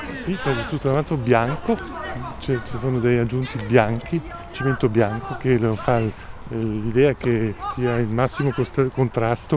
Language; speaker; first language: Italian; non-native, fluent; German